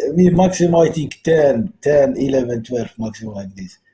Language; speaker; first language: English; non-native, local second language; Arabic